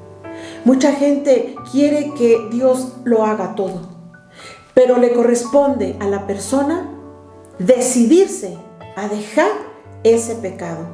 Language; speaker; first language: Spanish; native; Spanish